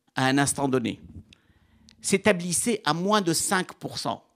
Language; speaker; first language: French; non-native, local second language; Arabic